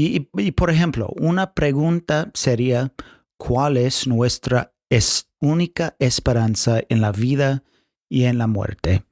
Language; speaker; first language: Spanish; non-native, fluent; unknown